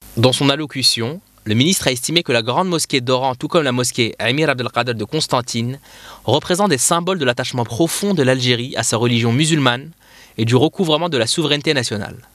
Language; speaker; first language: French; non-native, local second language; Arabic